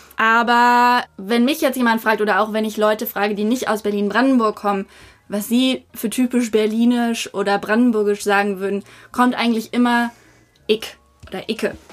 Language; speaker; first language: German; native; German